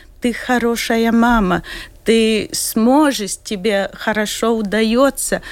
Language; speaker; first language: Russian; non-native, local second language; Latvian